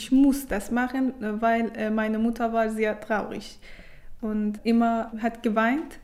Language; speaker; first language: German; non-native, learner; Persian